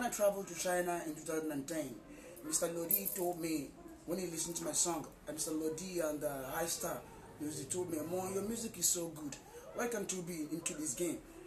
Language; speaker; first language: English; non-native, local second language; Igbo